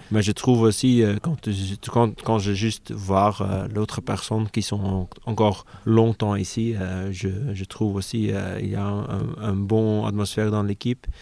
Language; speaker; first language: French; non-native, local second language; Dutch